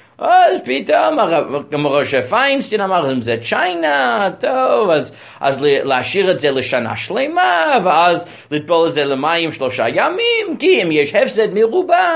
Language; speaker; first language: Hebrew; non-native, fluent; English